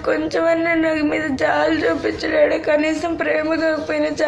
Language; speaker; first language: Telugu; native; Telugu